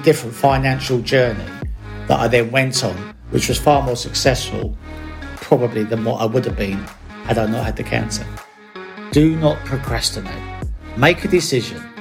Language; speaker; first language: English; native; English